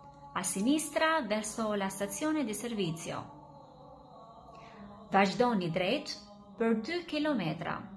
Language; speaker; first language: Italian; non-native, fluent; Albanian